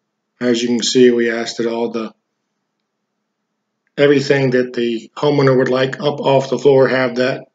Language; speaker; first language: English; native; English